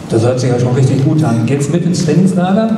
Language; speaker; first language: German; native; German